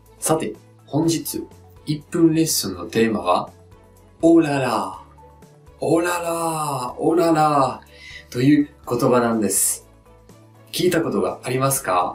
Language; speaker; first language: Japanese; non-native, fluent; French